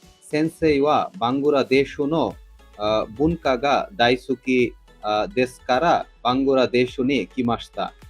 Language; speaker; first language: Japanese; non-native, learner; Bangla